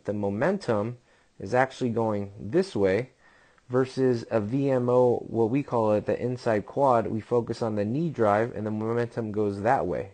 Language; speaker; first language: English; native; English